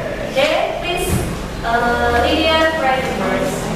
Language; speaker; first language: English; non-native, learner; Indonesian